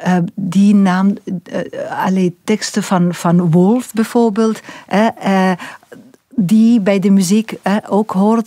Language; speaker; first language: Dutch; non-native, local second language; French